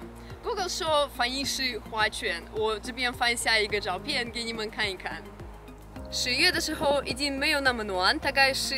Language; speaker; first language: Chinese; non-native, fluent; Russian